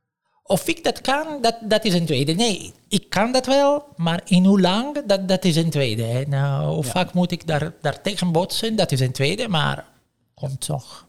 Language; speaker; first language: Dutch; non-native, fluent; Italian